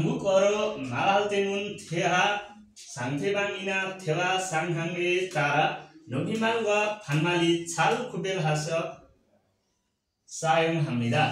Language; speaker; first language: Korean; non-native, learner; Nepali